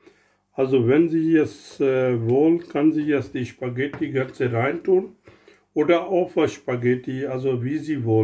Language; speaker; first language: German; non-native, learner; Urdu